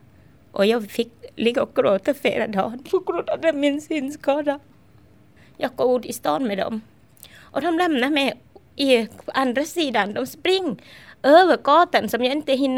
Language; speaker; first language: Swedish; non-native, learner; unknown